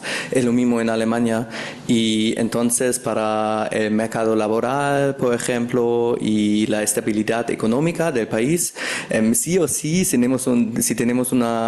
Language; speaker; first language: Spanish; non-native, fluent; German